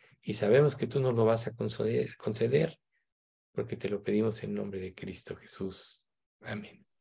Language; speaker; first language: Spanish; native; Spanish